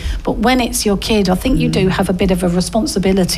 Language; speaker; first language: English; native; English